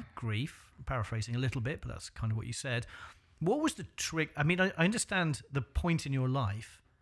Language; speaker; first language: English; native; English